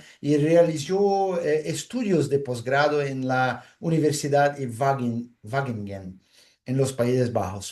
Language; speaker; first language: Spanish; non-native, fluent; Portuguese